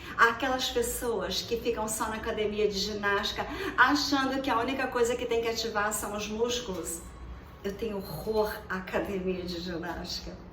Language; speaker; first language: Portuguese; native; Portuguese